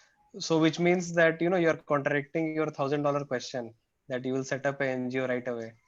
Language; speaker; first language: English; non-native, local second language; Hindi